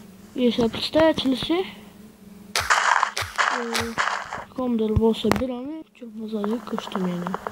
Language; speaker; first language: Bulgarian; native; Bulgarian